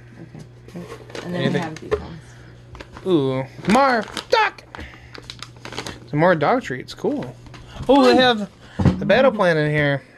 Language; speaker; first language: English; native; English